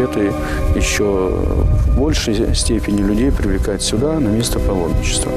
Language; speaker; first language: Russian; native; Russian